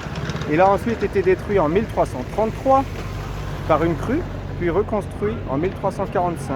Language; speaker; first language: French; native; French